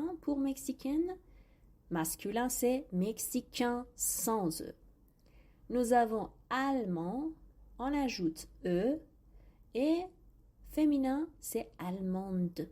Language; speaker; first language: French; non-native, fluent; Persian